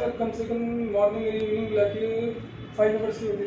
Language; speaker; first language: Hindi; native; Hindi